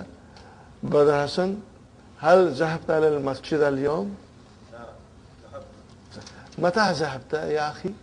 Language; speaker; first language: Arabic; non-native, fluent; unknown